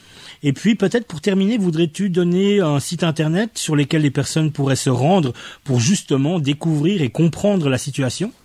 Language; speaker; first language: French; native; French